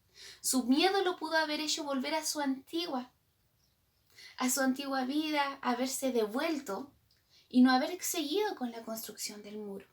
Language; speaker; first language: Spanish; native; Spanish